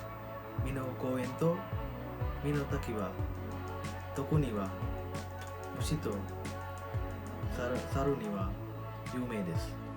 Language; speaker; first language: Japanese; non-native, learner; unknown